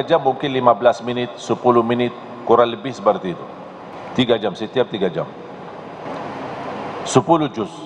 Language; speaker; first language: Indonesian; non-native, fluent; Arabic